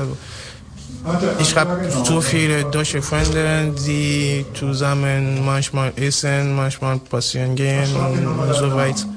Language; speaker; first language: German; non-native, fluent; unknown